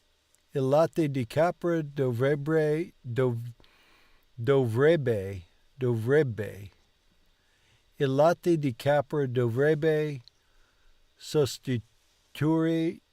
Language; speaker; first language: Italian; non-native, learner; English